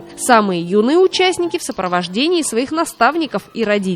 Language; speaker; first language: Russian; native; Russian